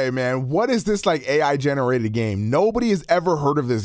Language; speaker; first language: English; native; English